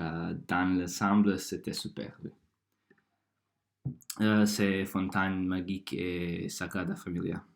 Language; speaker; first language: French; non-native, learner; Croatian